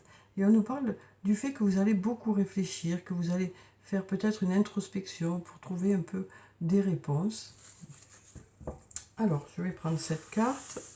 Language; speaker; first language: French; native; French